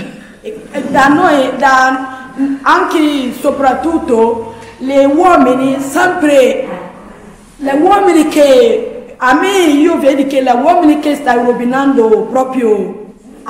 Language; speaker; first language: Italian; non-native, learner; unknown